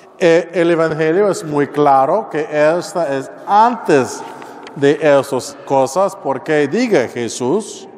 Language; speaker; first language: Spanish; non-native, learner; English